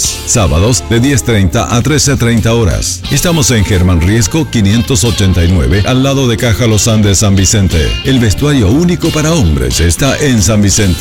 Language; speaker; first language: Spanish; native; Spanish